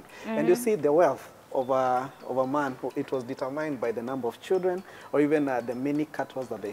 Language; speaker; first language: English; non-native, local second language; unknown